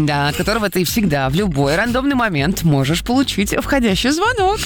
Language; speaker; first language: Russian; native; Russian